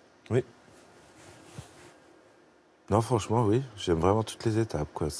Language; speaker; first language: French; native; French